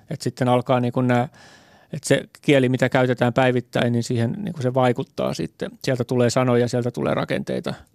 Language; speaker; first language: Finnish; native; Finnish